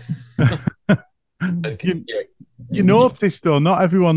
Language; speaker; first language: English; native; English